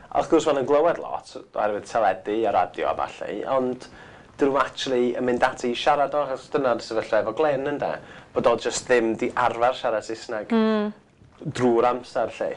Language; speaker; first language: Welsh; non-native, local second language; English